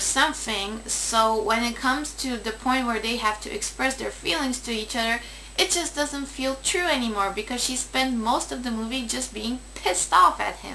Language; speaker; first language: English; native; English